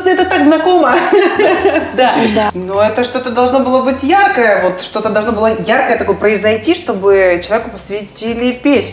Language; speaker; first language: Russian; native; Russian